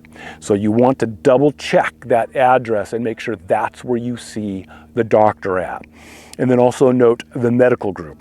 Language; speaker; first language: English; native; English